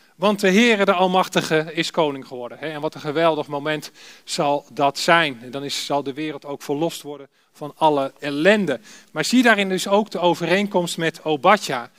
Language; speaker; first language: Dutch; native; Dutch